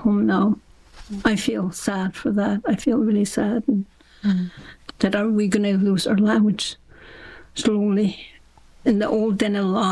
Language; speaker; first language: English; non-native, fluent; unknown